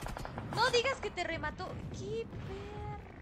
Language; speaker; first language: Spanish; native; Spanish